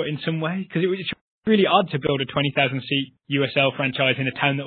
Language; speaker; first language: English; native; English